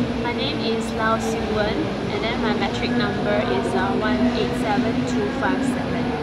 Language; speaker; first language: English; non-native, local second language; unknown